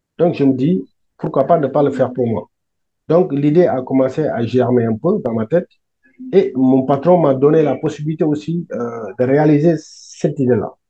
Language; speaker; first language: French; non-native, local second language; Wolof